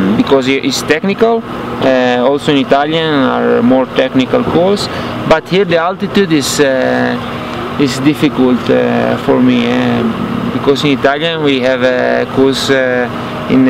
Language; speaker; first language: English; non-native, learner; Italian